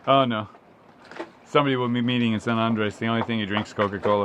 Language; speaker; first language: English; native; English